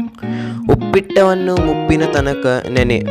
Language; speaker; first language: Kannada; native; Kannada